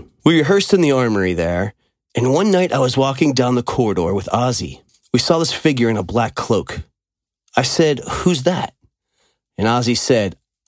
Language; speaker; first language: English; native; English